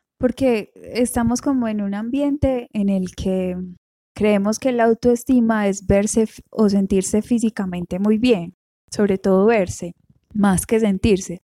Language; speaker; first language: Spanish; native; Spanish